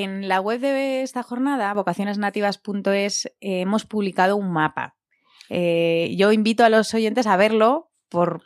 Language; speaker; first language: Spanish; native; Spanish